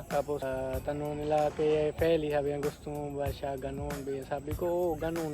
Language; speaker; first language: Filipino; non-native, learner; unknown